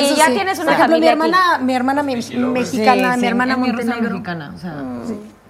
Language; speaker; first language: Spanish; non-native, fluent; Russian